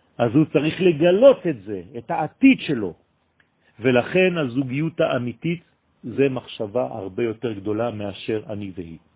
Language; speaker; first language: Hebrew; non-native, fluent; French